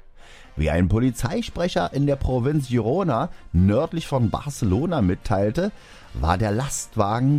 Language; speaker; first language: German; native; German